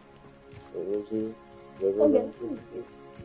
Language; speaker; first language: English; native; English